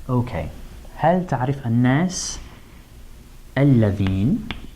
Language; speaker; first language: Arabic; non-native, fluent; English